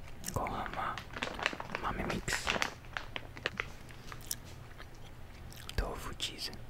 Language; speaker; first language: Japanese; non-native, learner; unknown